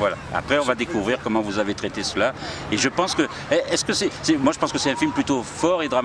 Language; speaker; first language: French; native; French